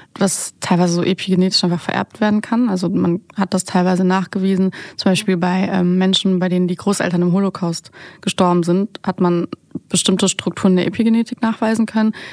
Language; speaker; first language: German; early bilingual, other home language; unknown